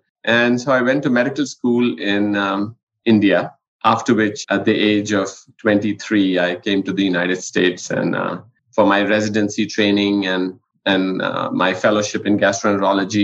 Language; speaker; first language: English; non-native, local second language; Punjabi